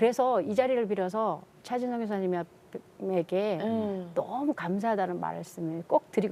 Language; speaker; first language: Korean; native; Korean